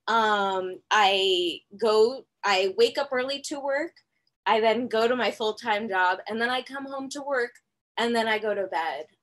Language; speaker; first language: English; native; English